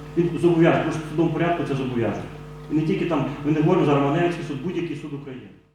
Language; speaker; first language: Ukrainian; native; Ukrainian